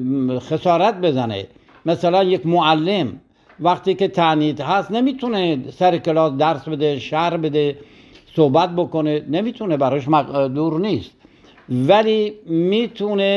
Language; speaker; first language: Persian; native; Persian